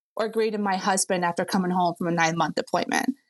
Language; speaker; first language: English; native; English